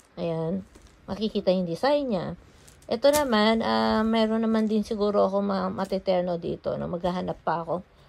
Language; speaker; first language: Filipino; non-native, local second language; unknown